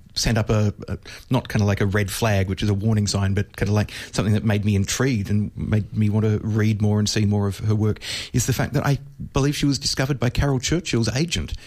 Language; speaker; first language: English; native; English